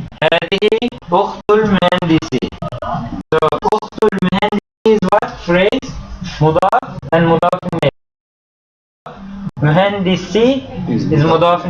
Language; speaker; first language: Arabic; non-native, fluent; Turkish